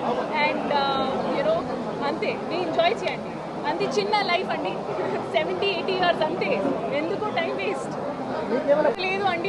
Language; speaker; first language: Telugu; non-native, fluent; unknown